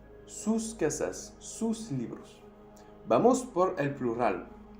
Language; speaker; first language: Spanish; non-native, fluent; French